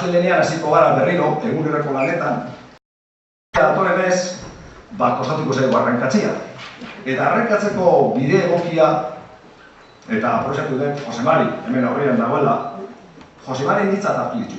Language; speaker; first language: Basque; native; Basque